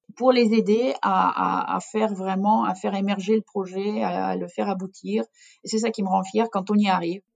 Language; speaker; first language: French; non-native, fluent; Russian